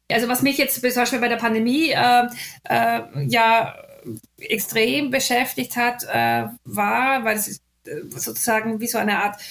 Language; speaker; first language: German; native; German